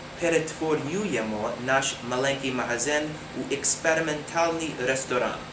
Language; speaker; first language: Ukrainian; non-native, learner; English